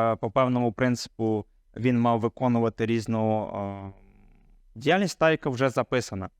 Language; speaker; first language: Ukrainian; non-native, local second language; Hungarian